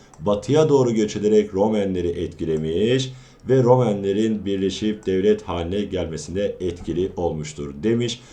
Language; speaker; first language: Turkish; native; Turkish